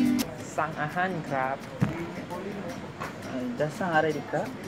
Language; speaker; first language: Thai; non-native, learner; Chinese